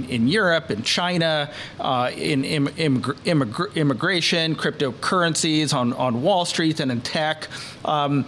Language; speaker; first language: English; native; English